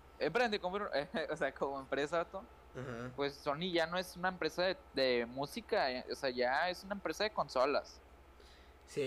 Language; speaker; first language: Spanish; native; Spanish